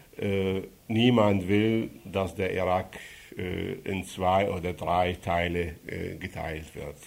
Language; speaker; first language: German; non-native, fluent; Arabic